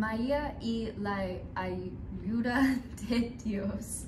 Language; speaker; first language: Spanish; non-native, learner; English